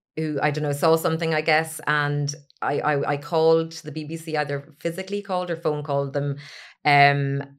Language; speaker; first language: English; native; English